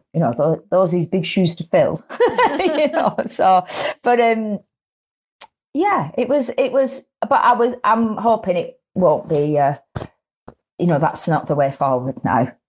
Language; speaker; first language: English; native; English